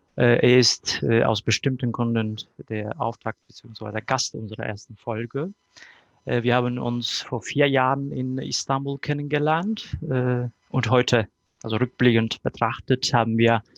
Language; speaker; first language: German; non-native, fluent; Kurdish